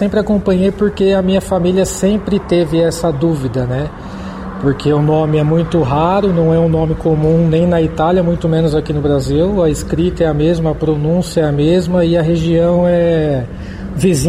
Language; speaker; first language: Portuguese; native; Portuguese